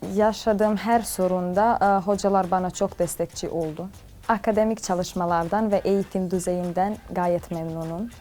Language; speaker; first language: Turkish; non-native, fluent; Serbian